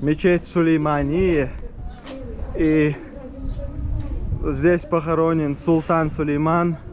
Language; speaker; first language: Russian; non-native, local second language; Chechen